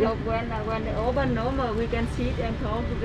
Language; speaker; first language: English; non-native, learner; Vietnamese